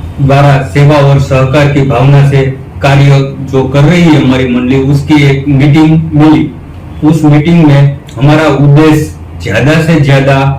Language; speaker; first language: Hindi; non-native, local second language; Gujarati